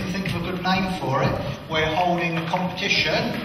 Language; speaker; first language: English; native; English